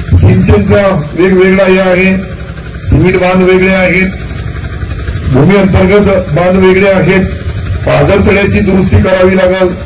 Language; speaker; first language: Marathi; non-native, local second language; Urdu